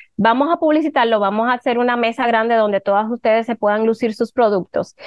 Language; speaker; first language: Spanish; native; Spanish